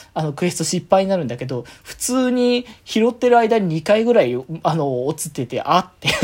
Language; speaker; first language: Japanese; native; Japanese